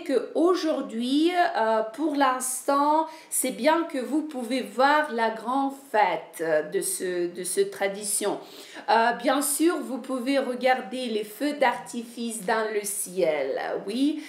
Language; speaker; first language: French; non-native, fluent; Ukrainian